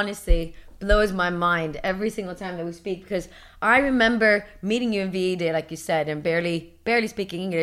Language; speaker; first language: English; early bilingual, other home language; Spanish